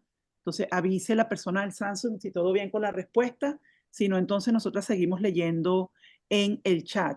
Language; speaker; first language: Spanish; native; Spanish